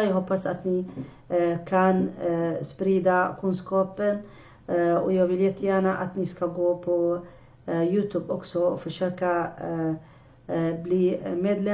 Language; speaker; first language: Swedish; non-native, fluent; Arabic